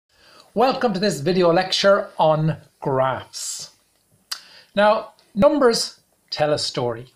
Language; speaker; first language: English; native; English